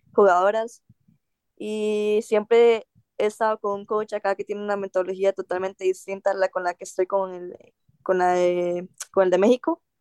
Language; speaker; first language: Spanish; native; Spanish